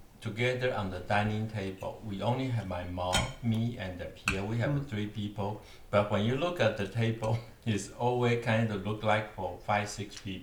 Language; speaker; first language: English; non-native, learner; Chinese